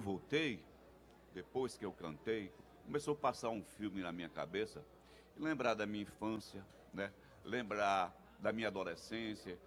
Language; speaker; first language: Portuguese; native; Portuguese